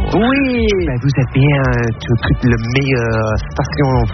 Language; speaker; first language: French; non-native, learner; English